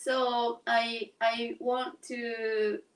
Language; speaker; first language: English; non-native, learner; Japanese